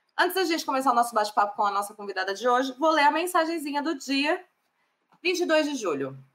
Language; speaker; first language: Portuguese; native; Portuguese